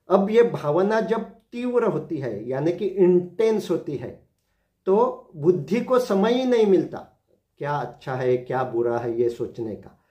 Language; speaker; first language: Hindi; non-native, local second language; Marathi